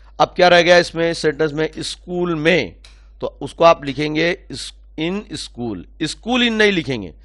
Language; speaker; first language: Urdu; native; Urdu